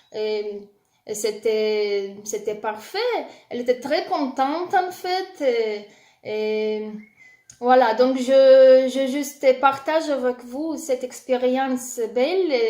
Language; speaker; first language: French; non-native, learner; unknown